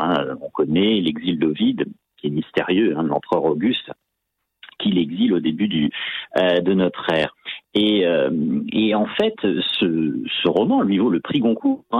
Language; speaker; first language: French; native; French